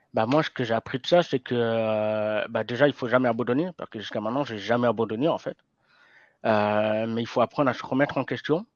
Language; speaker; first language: French; native; French